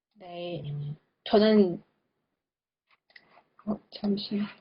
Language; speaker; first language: Korean; non-native, learner; Chinese